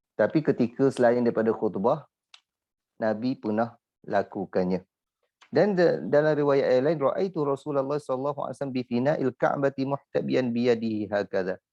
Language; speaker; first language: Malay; native; Malay